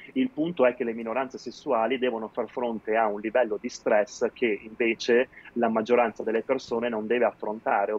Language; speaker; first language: Italian; native; Italian